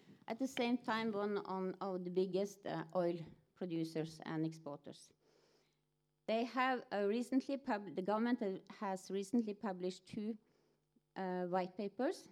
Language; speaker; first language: English; non-native, fluent; Norwegian